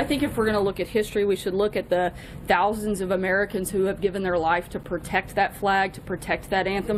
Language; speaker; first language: English; native; English